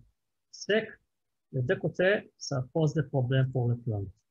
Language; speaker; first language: French; non-native, fluent; Hebrew